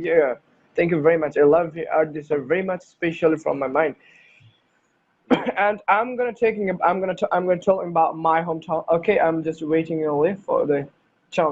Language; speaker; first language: English; non-native, learner; Bangla